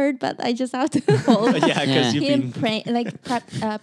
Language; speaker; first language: English; non-native, learner; Japanese